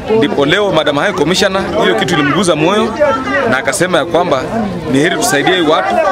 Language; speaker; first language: Swahili; non-native, local second language; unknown